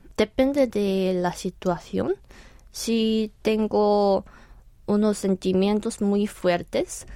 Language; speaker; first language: Spanish; non-native, fluent; Korean